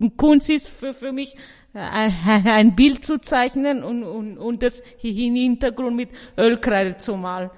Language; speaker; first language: German; early bilingual, other home language; Persian